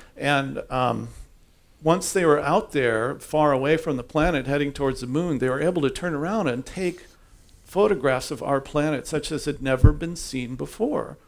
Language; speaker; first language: English; native; English